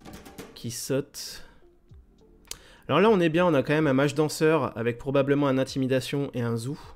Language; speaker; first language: French; native; French